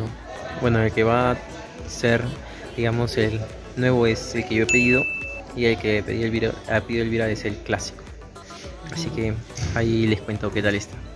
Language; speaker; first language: Spanish; native; Spanish